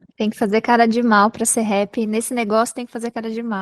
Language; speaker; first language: Portuguese; native; Portuguese